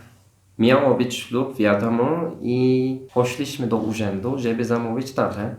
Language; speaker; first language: Polish; non-native, fluent; Turkish